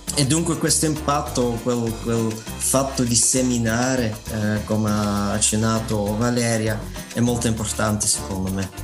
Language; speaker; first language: Italian; non-native, fluent; Dutch